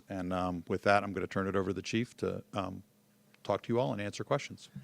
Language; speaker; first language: English; native; English